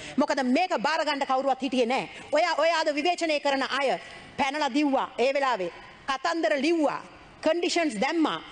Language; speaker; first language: Sinhala; native; Sinhala